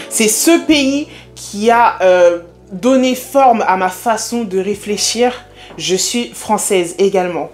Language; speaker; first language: French; early bilingual, other home language; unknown